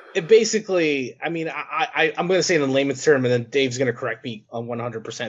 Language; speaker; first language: English; native; English